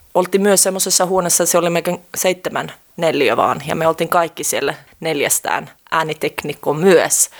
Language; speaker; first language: Finnish; early bilingual, heritage; Finnish